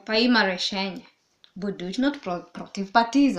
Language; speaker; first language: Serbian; non-native, learner; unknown